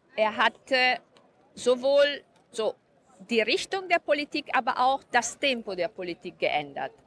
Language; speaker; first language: German; non-native, fluent; Italian